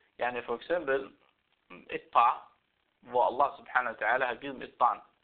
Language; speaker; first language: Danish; non-native, fluent; Arabic